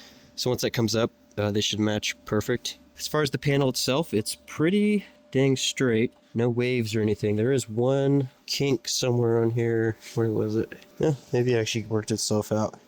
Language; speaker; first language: English; native; English